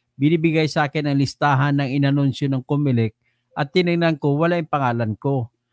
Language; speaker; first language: Filipino; non-native, local second language; Hiligaynon